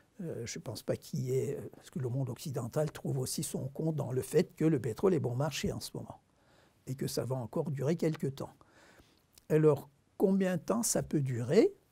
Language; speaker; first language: French; non-native, fluent; Turkish